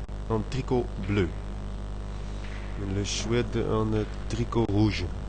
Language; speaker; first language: French; non-native, learner; Dutch